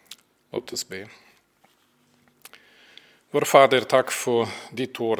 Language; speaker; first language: Swedish; non-native, fluent; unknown